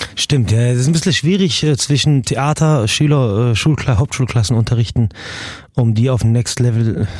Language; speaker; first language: German; early bilingual, other home language; Arabic